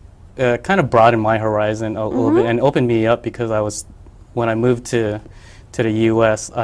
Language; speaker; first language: English; early bilingual, other home language; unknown